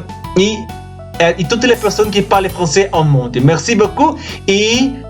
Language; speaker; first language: French; non-native, learner; Spanish